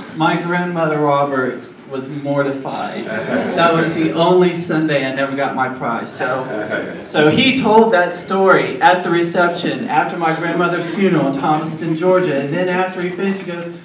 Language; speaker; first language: English; native; English